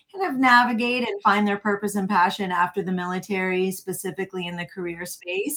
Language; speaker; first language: English; native; English